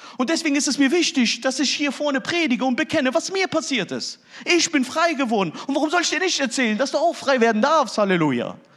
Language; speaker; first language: German; early bilingual, other home language; Turkish